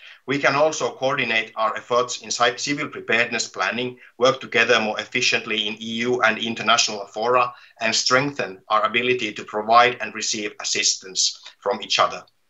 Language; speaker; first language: English; non-native, fluent; Finnish